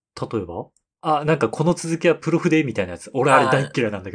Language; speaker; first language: Japanese; native; Japanese